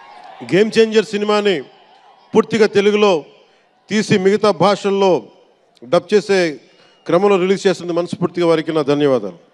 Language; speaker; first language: Telugu; native; Telugu